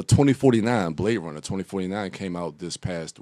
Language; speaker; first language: English; native; English